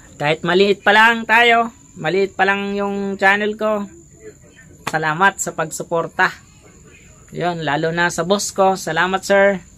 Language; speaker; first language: Filipino; non-native, local second language; Bikol